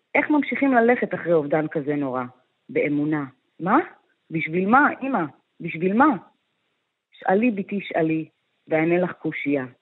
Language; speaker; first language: Hebrew; early bilingual, other home language; Amharic